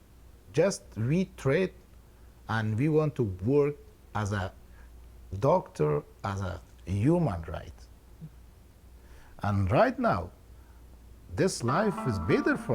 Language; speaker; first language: English; non-native, learner; Persian